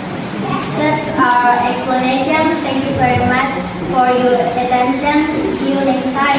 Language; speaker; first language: English; non-native, learner; Indonesian